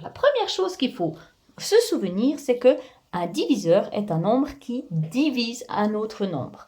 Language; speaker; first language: French; native; French